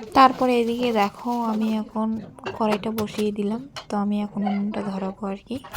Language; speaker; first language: Bangla; non-native, local second language; Rangpuri